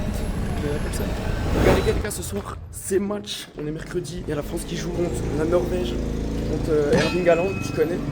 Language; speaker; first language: French; native; French